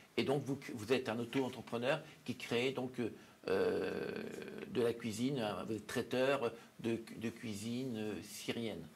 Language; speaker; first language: French; native; French